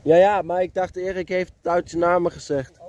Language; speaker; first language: Dutch; non-native, learner; German